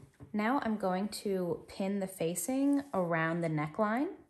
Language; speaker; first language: English; native; English